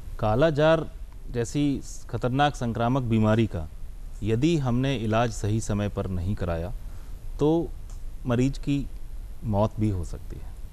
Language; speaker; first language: Hindi; native; Hindi